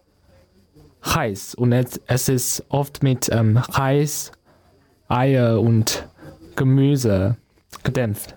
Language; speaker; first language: German; non-native, learner; Chinese